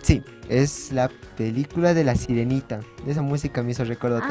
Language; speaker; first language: Spanish; native; Spanish